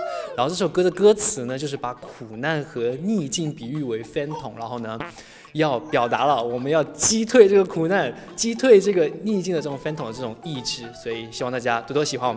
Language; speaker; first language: Chinese; native; Chinese